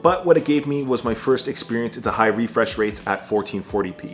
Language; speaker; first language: English; native; English